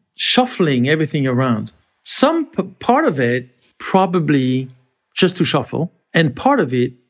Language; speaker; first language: English; non-native, fluent; French